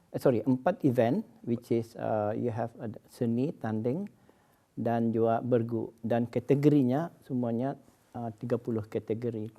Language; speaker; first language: Malay; native; Malay